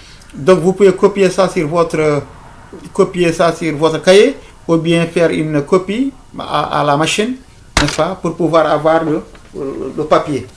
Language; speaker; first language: French; non-native, local second language; Fula